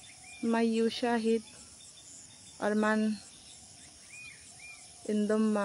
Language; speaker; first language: Arabic; non-native, learner; Bangla